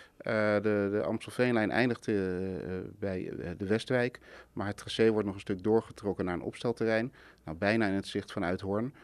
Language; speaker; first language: Dutch; native; Dutch